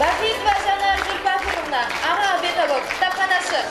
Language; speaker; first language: Kazakh; native; Kazakh